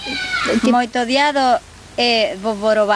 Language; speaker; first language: Bulgarian; non-native, learner; Spanish